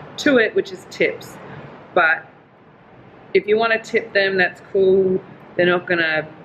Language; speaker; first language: English; native; English